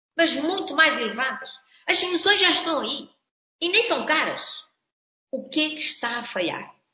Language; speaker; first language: Portuguese; non-native, local second language; Kabuverdianu